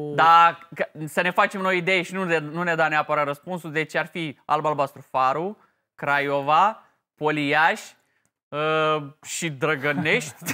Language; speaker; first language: Romanian; native; Romanian